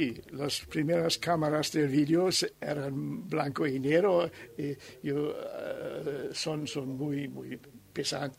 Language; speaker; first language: Spanish; non-native, learner; German